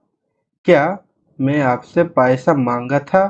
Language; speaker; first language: Hindi; non-native, learner; Bangla